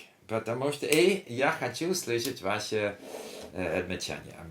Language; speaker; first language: Russian; non-native, learner; English